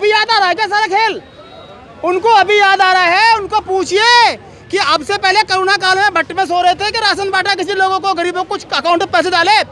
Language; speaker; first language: Hindi; native; Hindi